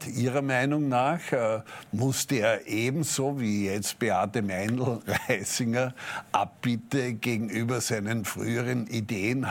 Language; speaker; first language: German; native; German